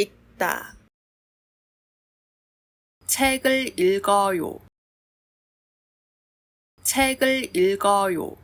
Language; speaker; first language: Korean; non-native, fluent; Chinese